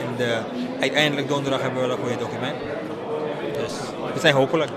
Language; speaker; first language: Dutch; non-native, local second language; English